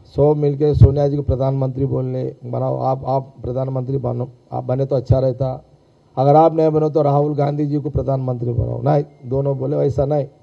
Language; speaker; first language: Hindi; non-native, local second language; Telugu